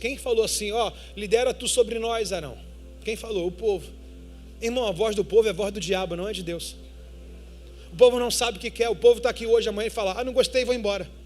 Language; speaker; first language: Portuguese; native; Portuguese